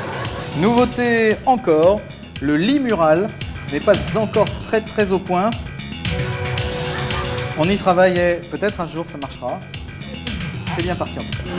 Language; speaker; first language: French; native; French